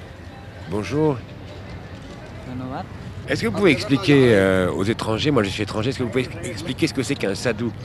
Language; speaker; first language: French; native; French